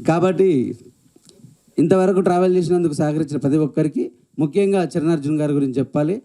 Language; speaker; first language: Telugu; native; Telugu